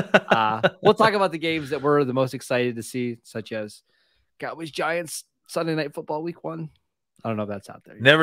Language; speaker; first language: English; native; English